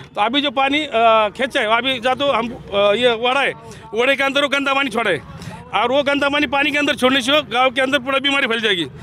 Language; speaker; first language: Hindi; non-native, local second language; Marathi